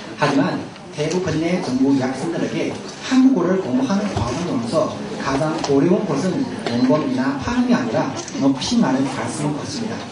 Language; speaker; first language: Korean; non-native, learner; Chinese